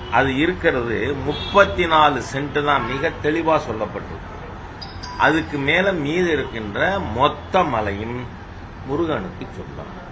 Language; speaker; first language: Tamil; native; Tamil